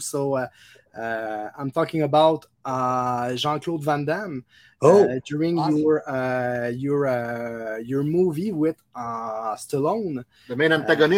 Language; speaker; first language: English; non-native, local second language; French